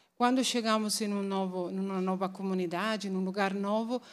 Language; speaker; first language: Portuguese; non-native, fluent; Italian